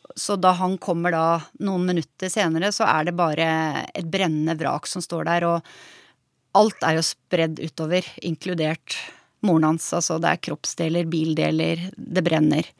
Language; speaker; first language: Norwegian; native; Norwegian